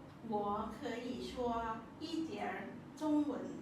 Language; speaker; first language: Chinese; non-native, learner; Lao